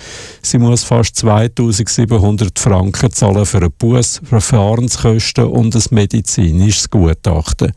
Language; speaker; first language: German; native; German